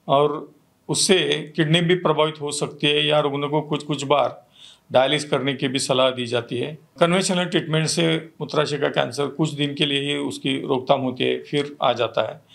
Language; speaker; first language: Hindi; non-native, local second language; Marathi